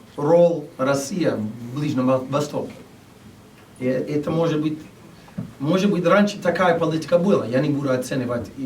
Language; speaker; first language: Russian; non-native, fluent; English